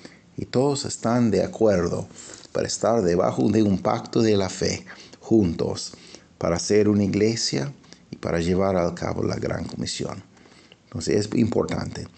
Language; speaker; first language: Spanish; non-native, fluent; English